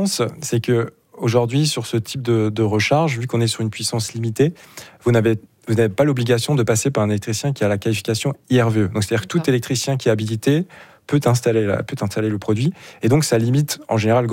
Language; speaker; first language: French; native; French